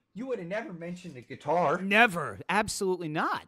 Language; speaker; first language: English; native; English